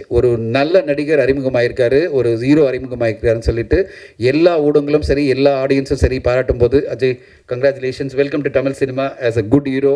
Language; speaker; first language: Tamil; native; Tamil